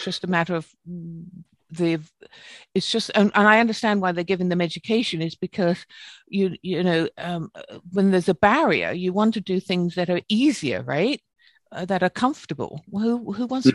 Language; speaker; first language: English; native; English